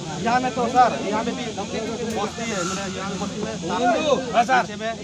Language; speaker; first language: Hindi; non-native, local second language; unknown